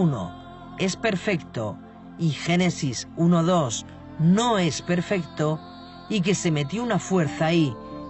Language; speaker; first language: Spanish; native; Spanish